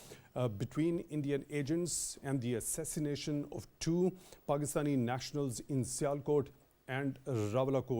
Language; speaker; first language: English; non-native, local second language; Urdu